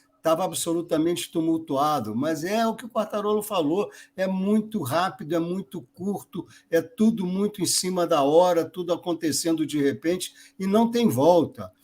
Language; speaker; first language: Portuguese; native; Portuguese